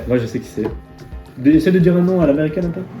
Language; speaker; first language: French; native; French